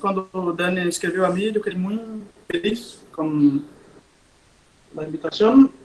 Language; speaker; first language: Spanish; non-native, learner; Portuguese